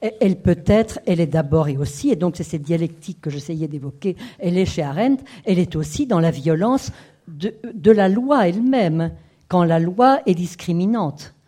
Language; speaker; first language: French; native; French